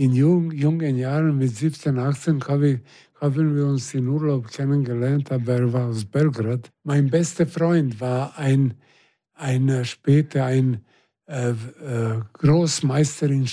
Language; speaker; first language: German; non-native, fluent; Serbian